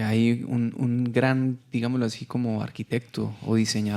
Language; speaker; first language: Spanish; native; Spanish